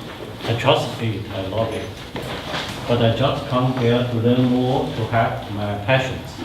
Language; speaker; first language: English; non-native, learner; Chinese